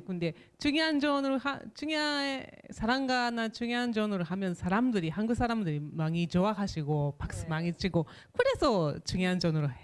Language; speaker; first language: Korean; non-native, fluent; Japanese